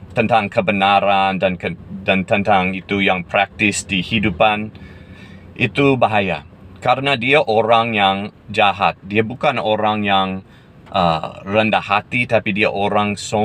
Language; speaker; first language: Indonesian; non-native, fluent; English